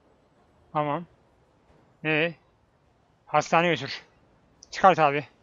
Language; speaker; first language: Turkish; native; Turkish